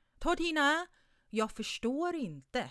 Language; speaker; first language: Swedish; non-native, fluent; Thai